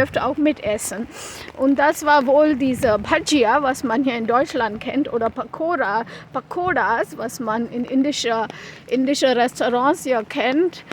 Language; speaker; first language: German; non-native, fluent; Konkani